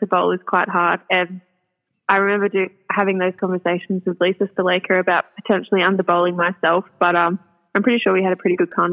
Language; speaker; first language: English; native; English